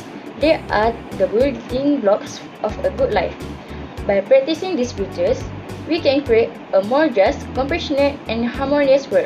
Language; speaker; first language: English; non-native, local second language; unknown